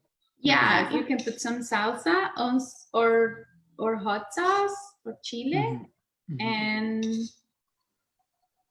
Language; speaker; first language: English; non-native, learner; Spanish